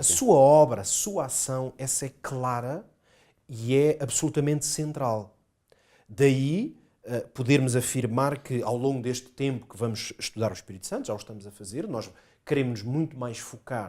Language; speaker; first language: Portuguese; native; Portuguese